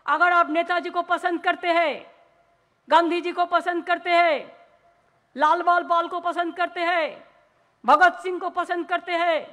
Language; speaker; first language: Hindi; non-native, local second language; Bangla